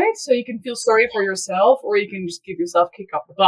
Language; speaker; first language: English; non-native, fluent; Dutch